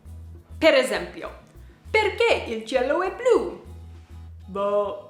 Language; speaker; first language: Italian; non-native, learner; English